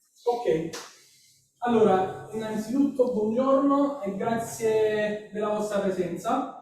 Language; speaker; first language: Italian; native; Italian